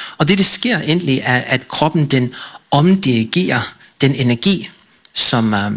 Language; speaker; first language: Danish; non-native, fluent; English